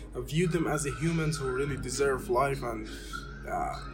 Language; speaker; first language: English; non-native, fluent; Arabic